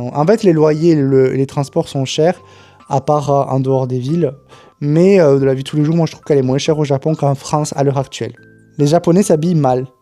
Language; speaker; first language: French; native; French